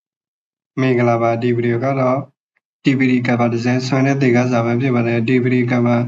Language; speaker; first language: Burmese; native; Burmese